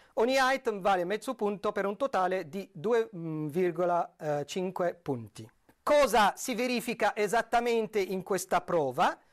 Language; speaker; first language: Italian; non-native, fluent; Arabic